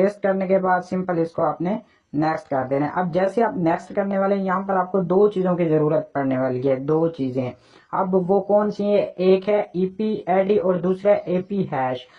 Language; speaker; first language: Urdu; non-native, local second language; Punjabi